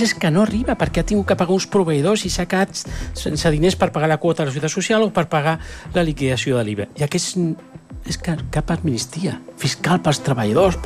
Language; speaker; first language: Catalan; native; Catalan